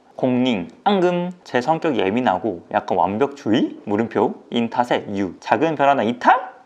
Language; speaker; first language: Korean; native; Korean